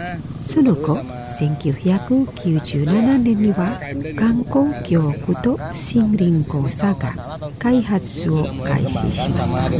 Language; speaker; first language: Japanese; non-native, fluent; Indonesian